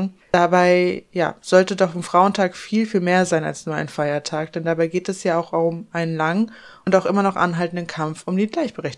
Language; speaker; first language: German; native; German